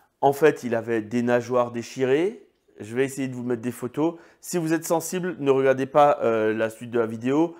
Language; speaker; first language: French; native; French